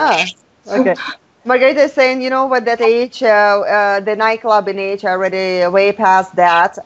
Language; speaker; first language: English; non-native, fluent; Russian